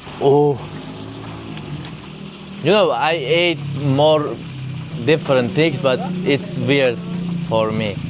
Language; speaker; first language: English; non-native, learner; Turkish